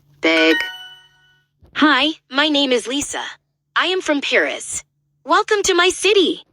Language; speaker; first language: English; non-native, learner; Turkish